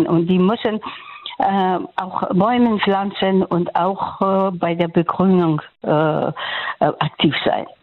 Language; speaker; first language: German; non-native, fluent; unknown